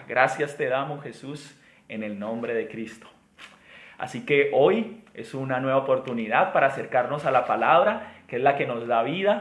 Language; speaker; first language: Spanish; native; Spanish